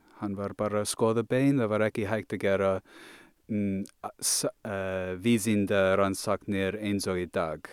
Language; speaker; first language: Icelandic; non-native, learner; English